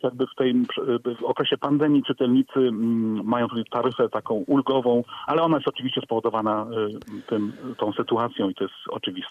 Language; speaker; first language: Polish; native; Polish